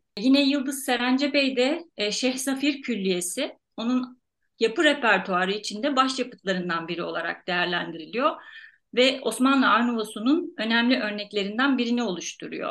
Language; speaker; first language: Turkish; native; Turkish